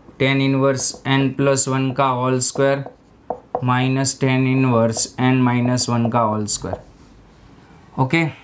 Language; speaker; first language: Hindi; non-native, local second language; Gujarati